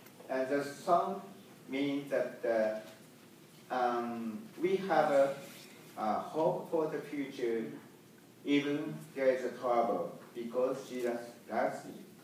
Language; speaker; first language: English; non-native, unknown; Japanese